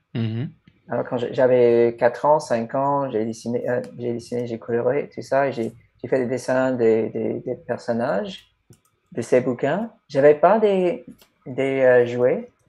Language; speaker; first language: French; non-native, fluent; English